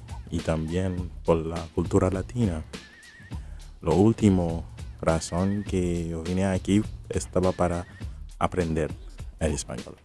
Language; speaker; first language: Spanish; non-native, fluent; Haitian Creole